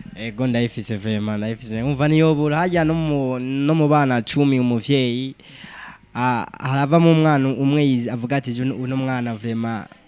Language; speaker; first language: Rundi; native; Rundi